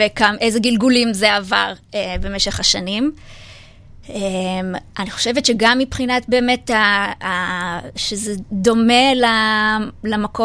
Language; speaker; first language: Hebrew; native; Hebrew